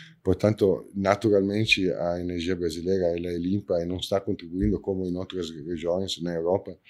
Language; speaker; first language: Portuguese; non-native, fluent; Italian